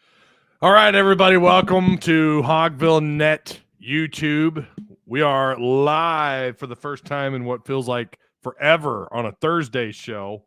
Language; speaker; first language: English; native; English